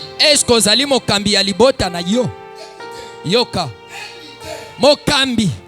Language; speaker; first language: Lingala; native; Lingala